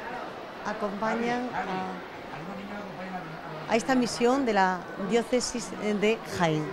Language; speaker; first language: Spanish; native; Spanish